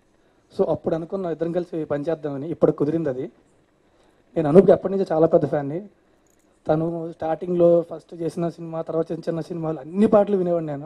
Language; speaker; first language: Telugu; native; Telugu